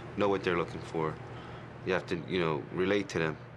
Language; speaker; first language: English; native; English